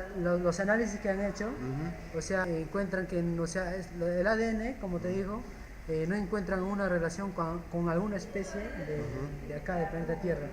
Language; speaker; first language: Spanish; native; Spanish